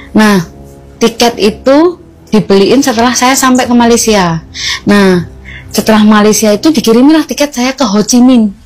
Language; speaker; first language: Indonesian; native; Indonesian